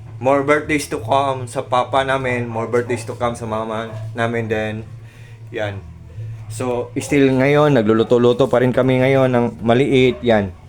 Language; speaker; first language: Filipino; non-native, local second language; Cebuano